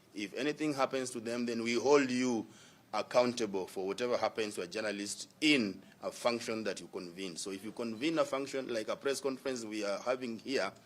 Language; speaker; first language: English; non-native, local second language; Swahili